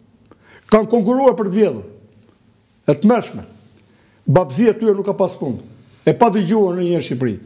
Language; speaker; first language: Albanian; native; Albanian